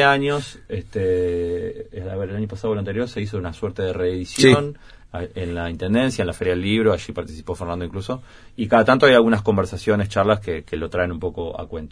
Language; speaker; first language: Spanish; native; Spanish